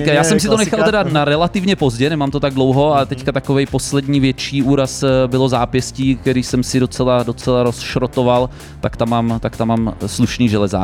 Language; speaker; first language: Czech; native; Czech